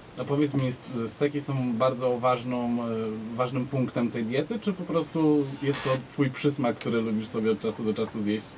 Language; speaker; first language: Polish; native; Polish